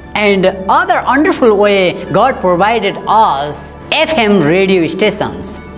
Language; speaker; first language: English; non-native, local second language; Nepali